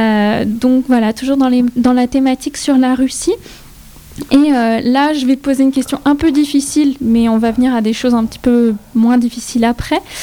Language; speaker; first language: French; native; French